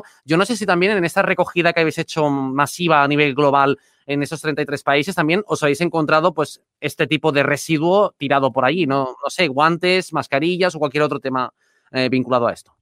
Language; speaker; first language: Spanish; native; Spanish